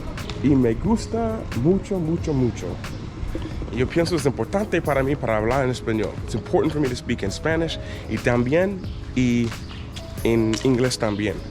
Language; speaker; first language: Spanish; non-native, learner; English